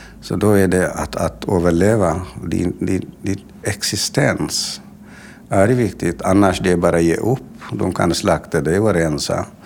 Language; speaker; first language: Swedish; non-native, fluent; Tigrinya